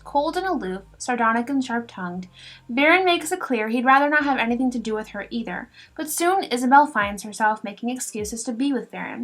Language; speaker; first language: English; native; English